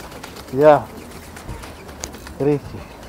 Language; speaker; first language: German; non-native, fluent; Russian